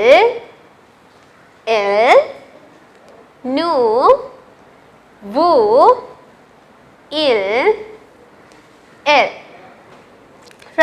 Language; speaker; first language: French; non-native, fluent; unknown